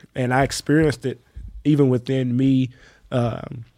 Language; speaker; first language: English; native; English